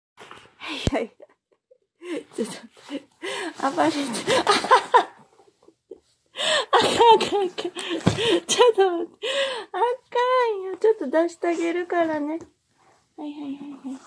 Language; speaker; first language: Japanese; native; Japanese